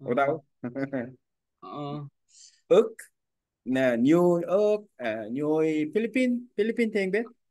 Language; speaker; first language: Vietnamese; non-native, learner; Korean